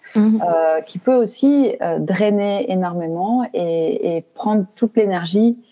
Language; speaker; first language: French; native; French